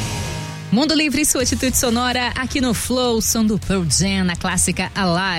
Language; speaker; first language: Portuguese; native; Portuguese